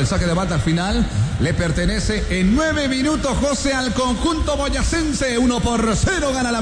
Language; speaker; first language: Spanish; native; Spanish